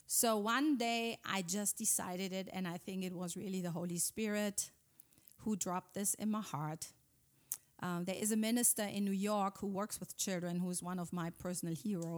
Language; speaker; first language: English; non-native, fluent; German